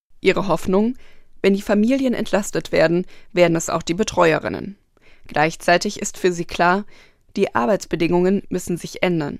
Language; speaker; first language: German; native; German